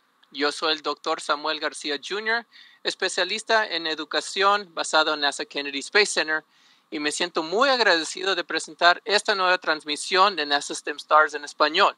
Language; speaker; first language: Spanish; early bilingual, heritage; Spanish